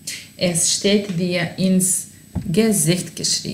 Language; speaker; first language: German; non-native, fluent; Serbian